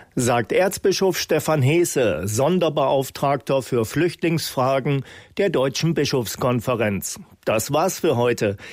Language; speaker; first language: German; native; German